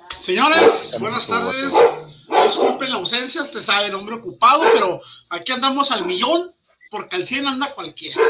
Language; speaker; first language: Spanish; native; Spanish